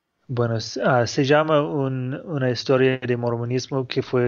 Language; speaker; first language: Spanish; non-native, fluent; English